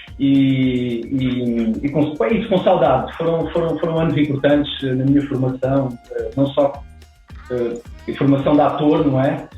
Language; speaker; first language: Portuguese; native; Portuguese